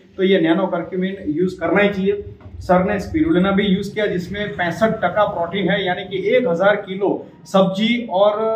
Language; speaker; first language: Hindi; non-native, local second language; Gujarati